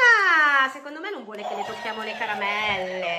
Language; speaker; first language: Italian; native; Italian